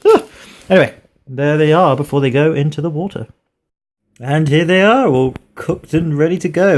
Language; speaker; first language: English; native; English